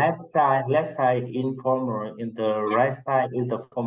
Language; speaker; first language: English; non-native, learner; Vietnamese